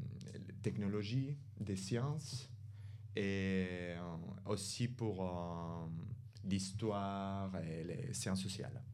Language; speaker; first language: French; non-native, fluent; Spanish